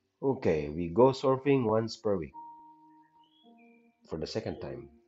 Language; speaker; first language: English; non-native, learner; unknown